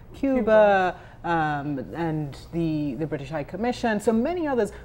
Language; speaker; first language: English; non-native, local second language; Ganda